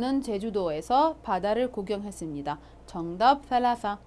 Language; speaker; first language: Korean; non-native, fluent; Arabic